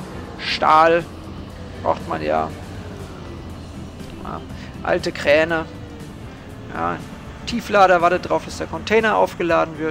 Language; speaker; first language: German; native; German